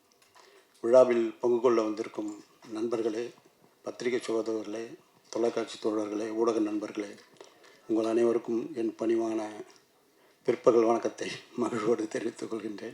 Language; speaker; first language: Tamil; native; Tamil